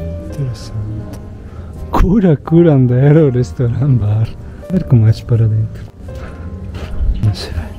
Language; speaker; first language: Spanish; non-native, fluent; Italian